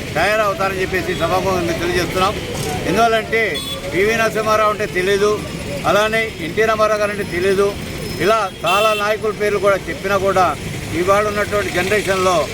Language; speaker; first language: Telugu; native; Telugu